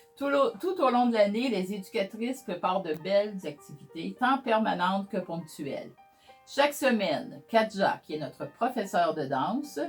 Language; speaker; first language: French; native; French